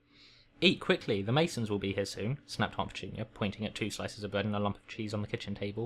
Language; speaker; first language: English; native; English